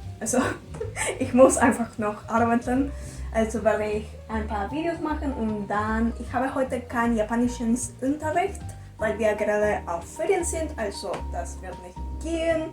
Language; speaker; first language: German; non-native, learner; Spanish